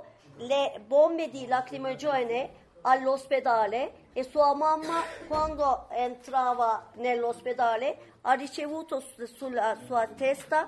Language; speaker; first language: Italian; non-native, learner; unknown